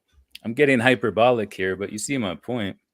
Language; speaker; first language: English; native; English